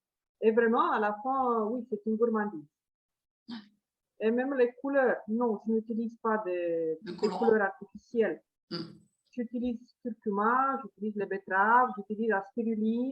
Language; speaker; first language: French; non-native, fluent; Romanian